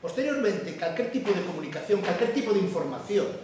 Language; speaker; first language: Spanish; native; Spanish